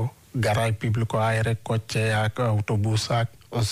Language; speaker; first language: Basque; non-native, fluent; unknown